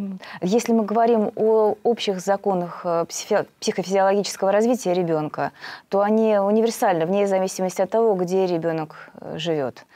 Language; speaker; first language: Russian; native; Russian